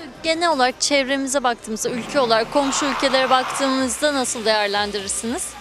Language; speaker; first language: Turkish; native; Turkish